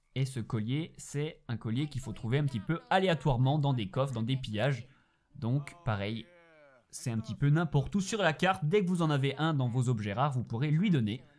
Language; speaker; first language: French; native; French